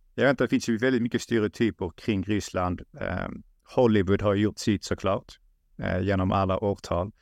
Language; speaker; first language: Swedish; early bilingual, other home language; Russian